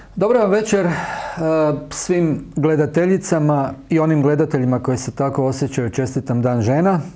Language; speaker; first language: Croatian; native; Croatian